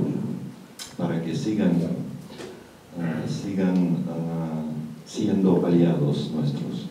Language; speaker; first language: Spanish; non-native, fluent; Russian